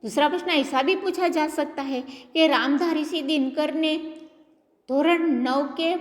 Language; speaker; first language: Hindi; non-native, local second language; Gujarati